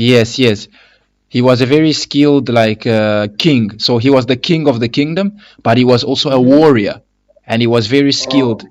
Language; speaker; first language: English; non-native, fluent; Lingala